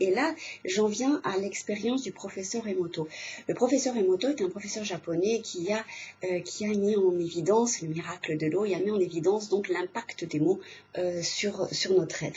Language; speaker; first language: French; native; French